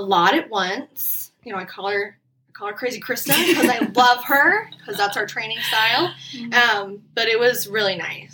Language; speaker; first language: English; native; English